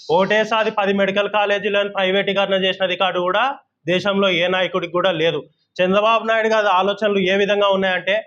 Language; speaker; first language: Telugu; native; Telugu